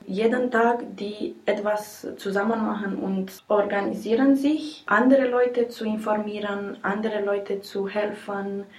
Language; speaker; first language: German; non-native, learner; Romanian